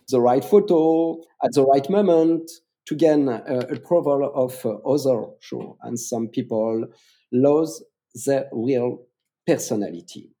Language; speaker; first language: English; non-native, fluent; French